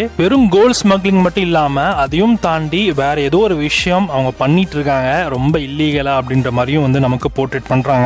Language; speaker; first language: Tamil; native; Tamil